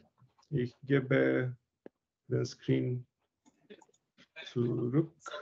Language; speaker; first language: German; non-native, learner; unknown